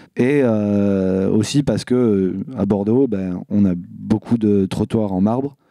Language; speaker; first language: French; native; French